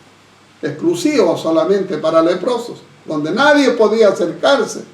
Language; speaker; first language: Spanish; native; Spanish